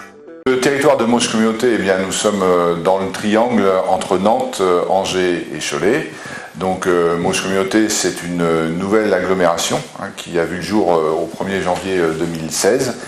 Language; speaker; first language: French; native; French